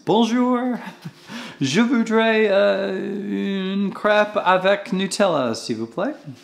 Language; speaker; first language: French; non-native, learner; English